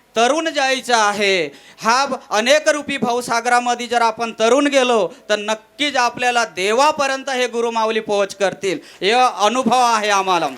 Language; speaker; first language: Marathi; non-native, local second language; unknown